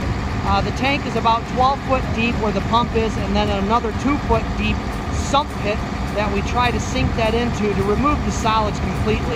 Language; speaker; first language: English; native; English